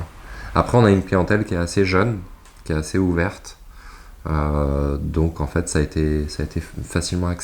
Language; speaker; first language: French; native; French